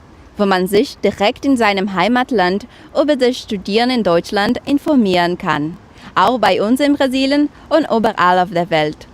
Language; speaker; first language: German; non-native, fluent; Portuguese